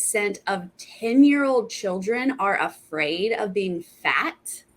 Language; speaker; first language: English; native; English